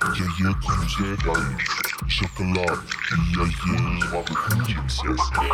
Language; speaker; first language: Russian; non-native, learner; German